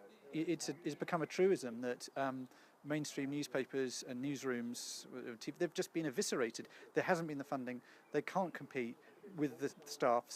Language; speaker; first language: English; native; English